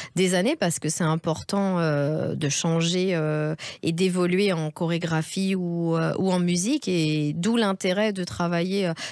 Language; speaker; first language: French; native; French